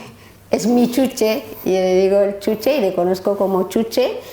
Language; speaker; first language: Spanish; non-native, learner; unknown